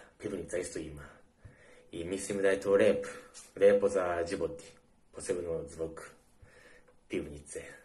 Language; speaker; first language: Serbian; non-native, learner; Japanese